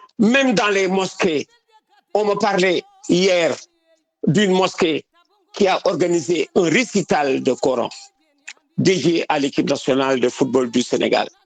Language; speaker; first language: French; non-native, local second language; Wolof